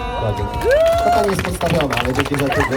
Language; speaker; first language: Polish; native; Polish